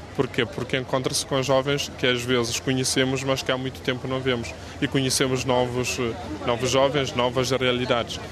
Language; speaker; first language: Portuguese; non-native, local second language; Kabuverdianu